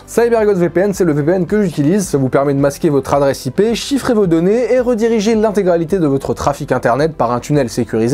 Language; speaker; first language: French; native; French